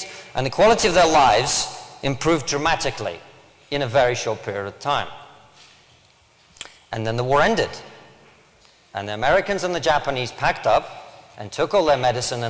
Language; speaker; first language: English; early bilingual, other home language; Russian